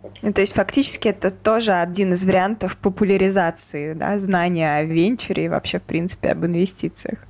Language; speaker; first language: Russian; native; Russian